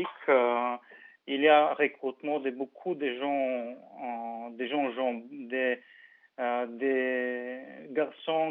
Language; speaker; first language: French; non-native, fluent; Bulgarian